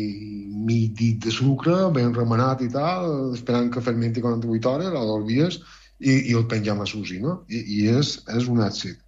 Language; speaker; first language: Catalan; native; Catalan